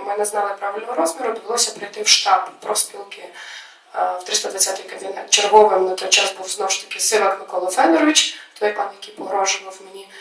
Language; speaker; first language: Ukrainian; native; Ukrainian